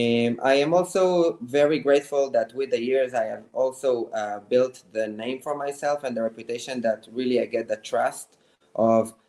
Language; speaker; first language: English; non-native, fluent; Hebrew